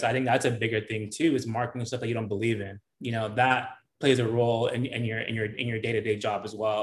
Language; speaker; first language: English; native; English